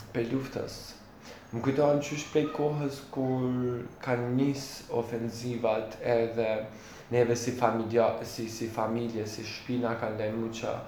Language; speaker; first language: Albanian; native; Albanian